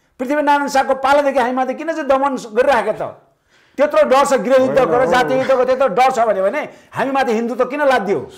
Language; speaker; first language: Nepali; non-native, local second language; Sherpa